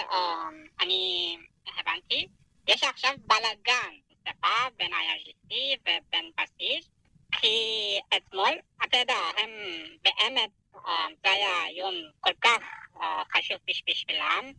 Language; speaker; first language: Hebrew; non-native, fluent; Persian